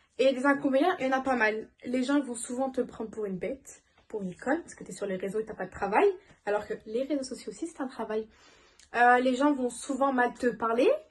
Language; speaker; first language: French; native; French